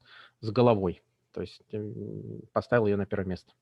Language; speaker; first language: Russian; native; Russian